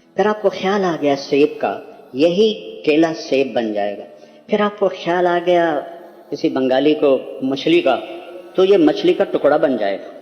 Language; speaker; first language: Urdu; non-native, local second language; Punjabi